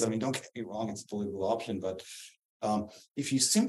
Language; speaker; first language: English; non-native, fluent; German